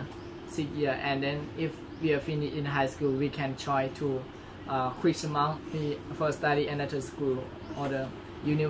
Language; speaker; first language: English; non-native, learner; Shan